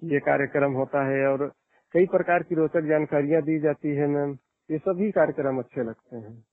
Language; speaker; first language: Hindi; non-native, local second language; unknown